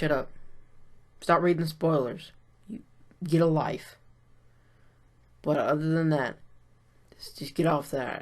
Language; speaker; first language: English; native; English